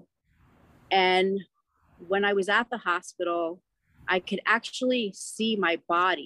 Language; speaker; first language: English; native; English